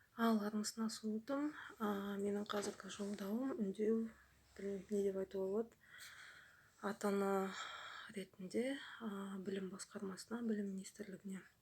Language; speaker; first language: Kazakh; non-native, local second language; Russian